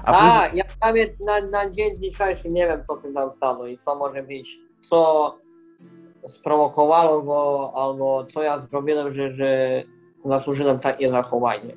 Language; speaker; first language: Polish; non-native, learner; Serbian